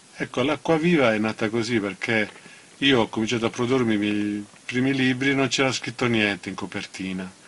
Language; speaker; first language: Italian; non-native, local second language; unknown